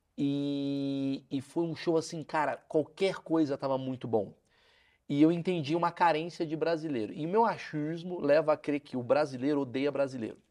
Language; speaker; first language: Portuguese; native; Portuguese